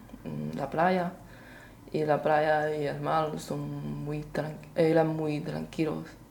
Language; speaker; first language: Spanish; non-native, learner; Chinese